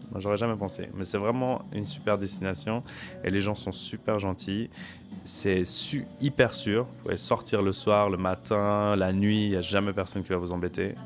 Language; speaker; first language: French; native; French